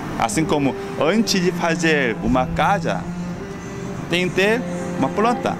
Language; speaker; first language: Portuguese; non-native, fluent; Korean